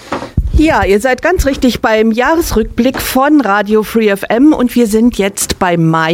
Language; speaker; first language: German; native; German